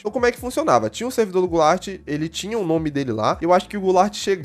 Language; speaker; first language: Portuguese; native; Portuguese